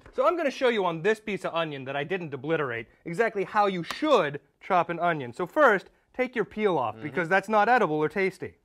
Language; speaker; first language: English; native; English